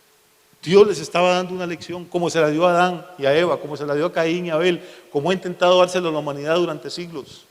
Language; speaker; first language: Spanish; native; Spanish